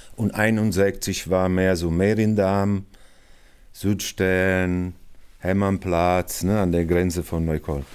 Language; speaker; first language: German; non-native, fluent; Italian